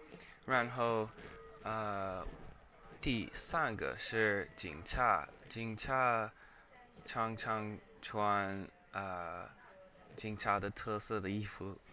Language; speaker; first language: Chinese; non-native, learner; English